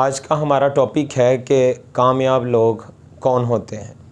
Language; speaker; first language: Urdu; non-native, local second language; Punjabi